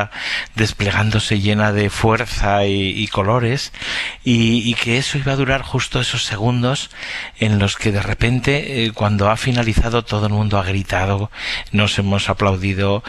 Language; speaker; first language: Spanish; native; Spanish